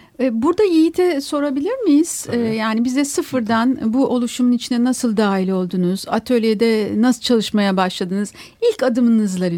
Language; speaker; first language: Turkish; native; Turkish